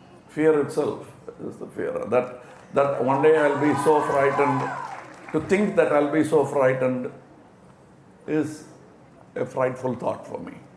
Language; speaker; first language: English; non-native, local second language; Tamil